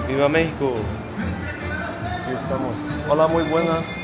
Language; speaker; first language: Spanish; non-native, learner; English